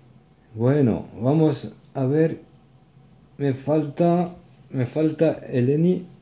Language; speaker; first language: Spanish; non-native, learner; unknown